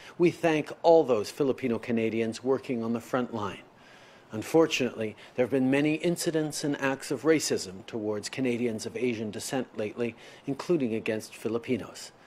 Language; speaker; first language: English; native; English